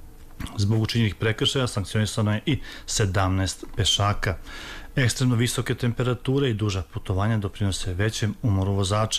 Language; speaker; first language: Serbian; native; Serbian